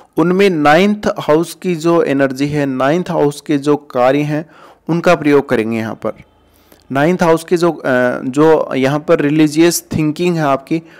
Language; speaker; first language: Hindi; native; Hindi